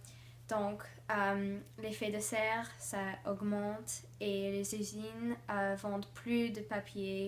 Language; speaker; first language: French; non-native, learner; English